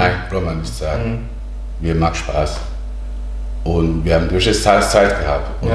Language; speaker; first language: German; non-native, learner; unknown